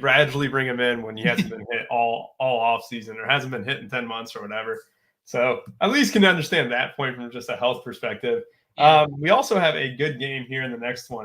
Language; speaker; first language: English; native; English